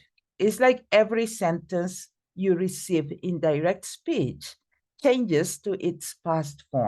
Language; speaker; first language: English; non-native, fluent; Spanish